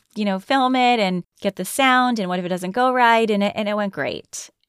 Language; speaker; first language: English; native; English